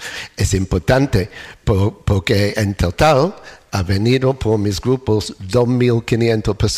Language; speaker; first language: Spanish; non-native, learner; English